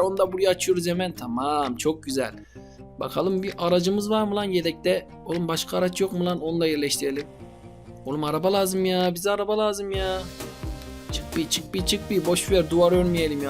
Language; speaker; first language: Turkish; native; Turkish